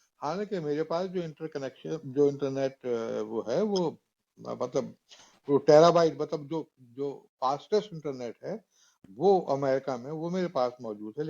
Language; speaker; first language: Urdu; native; Urdu